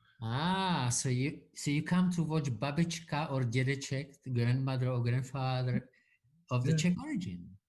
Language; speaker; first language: English; non-native, fluent; Czech